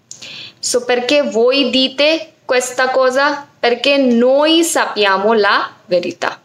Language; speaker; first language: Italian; non-native, fluent; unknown